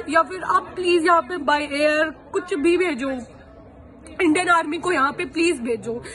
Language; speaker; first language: Hindi; native; Hindi